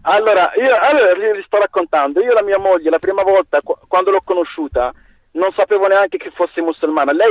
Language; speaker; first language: Italian; non-native, fluent; Arabic